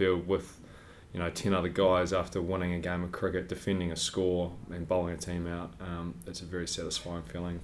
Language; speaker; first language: English; native; English